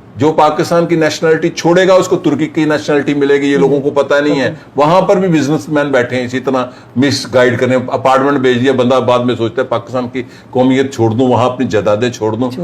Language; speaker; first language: Urdu; non-native, local second language; Punjabi